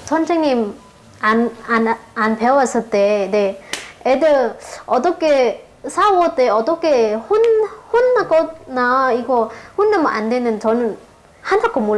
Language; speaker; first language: Korean; non-native, local second language; Lao